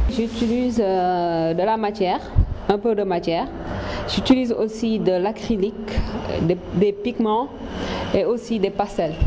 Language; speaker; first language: French; non-native, local second language; Wolof